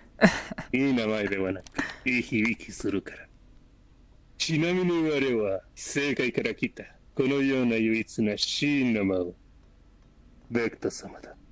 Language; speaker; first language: Japanese; non-native, learner; English